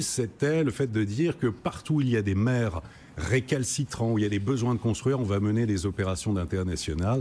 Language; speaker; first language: French; native; French